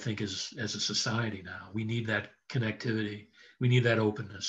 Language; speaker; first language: English; native; English